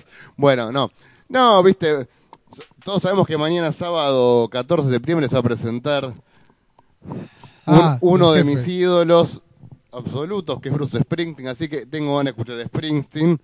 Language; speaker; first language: Spanish; native; Spanish